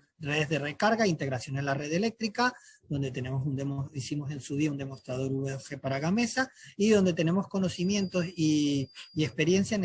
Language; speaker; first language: Spanish; native; Spanish